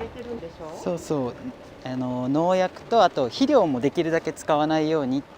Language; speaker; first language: Japanese; native; Japanese